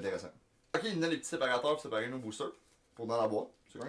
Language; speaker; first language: French; native; French